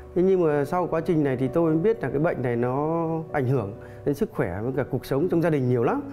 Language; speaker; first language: Vietnamese; native; Vietnamese